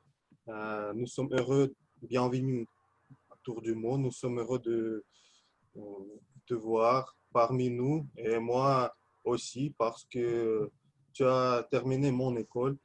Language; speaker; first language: French; non-native, fluent; Russian